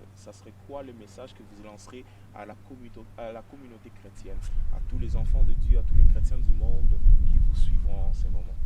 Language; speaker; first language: French; non-native, local second language; Lingala